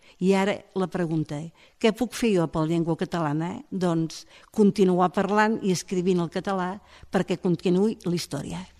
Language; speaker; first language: Catalan; native; Catalan